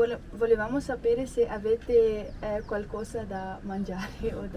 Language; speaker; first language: Italian; non-native, learner; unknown